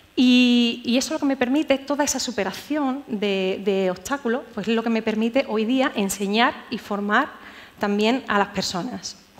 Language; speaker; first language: Spanish; native; Spanish